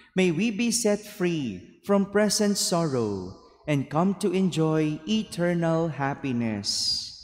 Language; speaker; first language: English; non-native, local second language; Filipino